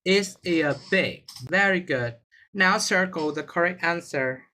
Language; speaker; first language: English; non-native, fluent; Vietnamese